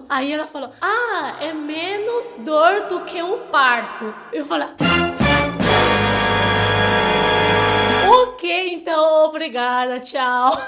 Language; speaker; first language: Portuguese; non-native, fluent; Chinese